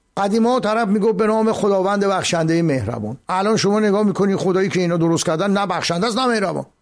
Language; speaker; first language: Persian; native; Persian